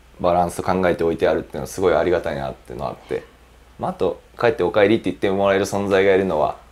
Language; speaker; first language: Japanese; native; Japanese